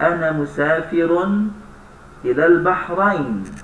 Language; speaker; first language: Arabic; non-native, fluent; Indonesian